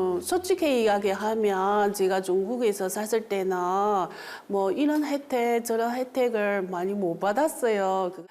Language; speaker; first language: Korean; non-native, fluent; Chinese